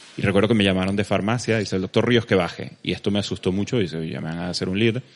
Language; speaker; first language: Spanish; native; Spanish